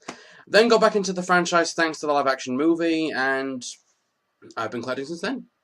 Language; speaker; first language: English; native; English